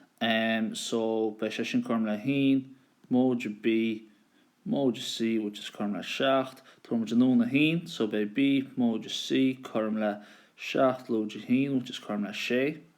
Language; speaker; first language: Irish; native; Irish